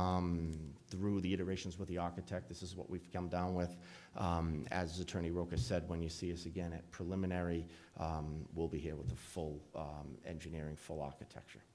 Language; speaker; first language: English; native; English